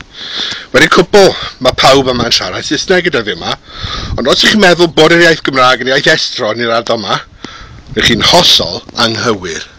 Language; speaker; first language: Welsh; non-native, local second language; English